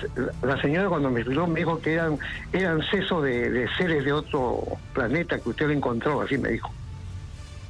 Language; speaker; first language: Spanish; native; Spanish